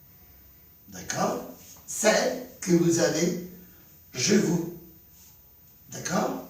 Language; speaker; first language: French; non-native, fluent; Spanish